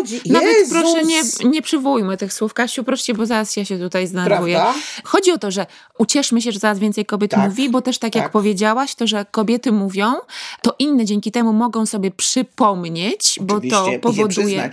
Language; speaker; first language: Polish; native; Polish